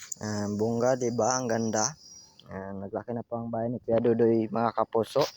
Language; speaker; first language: Filipino; non-native, local second language; Cebuano